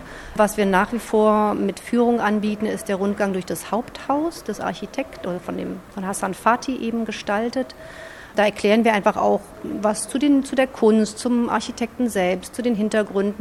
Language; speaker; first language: German; native; German